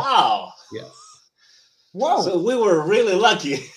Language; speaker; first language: English; non-native, fluent; Spanish